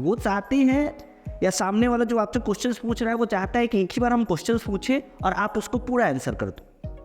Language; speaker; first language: Hindi; native; Hindi